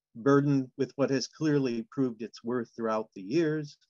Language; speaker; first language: English; native; English